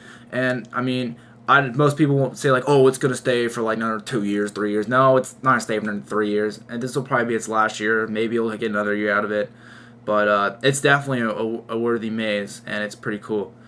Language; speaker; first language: English; native; English